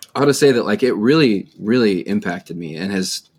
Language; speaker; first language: English; native; English